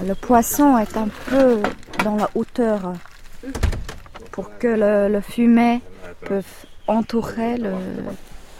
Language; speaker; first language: French; non-native, fluent; Finnish